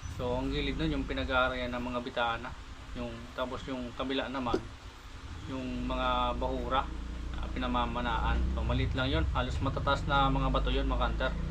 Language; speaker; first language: Filipino; non-native, local second language; Bikol